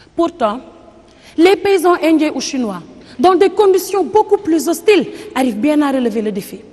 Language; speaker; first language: French; non-native, local second language; Wolof